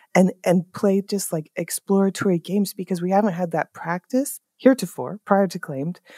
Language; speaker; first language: English; native; English